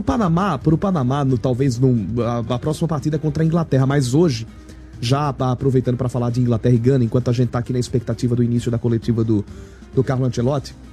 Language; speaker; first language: Portuguese; native; Portuguese